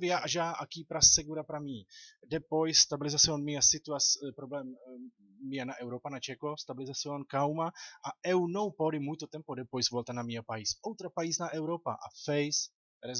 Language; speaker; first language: Portuguese; non-native, learner; Czech